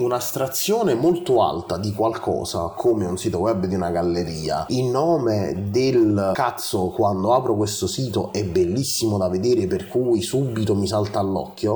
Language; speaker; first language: Italian; native; Italian